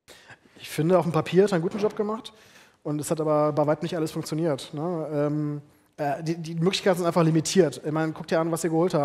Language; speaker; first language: German; native; German